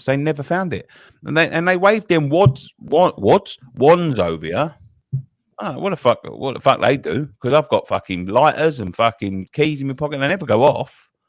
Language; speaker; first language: English; native; English